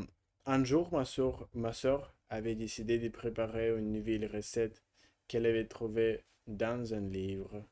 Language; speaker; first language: French; non-native, learner; Russian